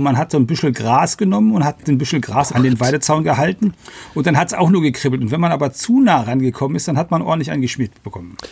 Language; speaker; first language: German; native; German